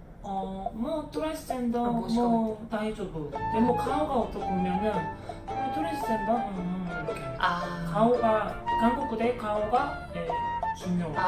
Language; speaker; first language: Japanese; non-native, learner; Korean